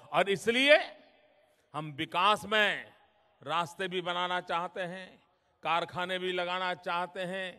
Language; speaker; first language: Hindi; non-native, local second language; Gujarati